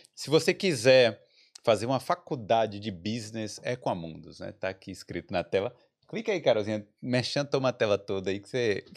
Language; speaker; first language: Portuguese; native; Portuguese